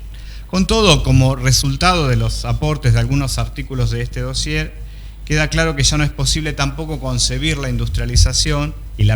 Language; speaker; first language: Spanish; native; Spanish